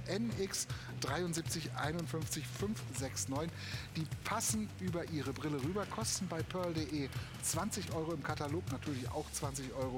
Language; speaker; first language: German; native; German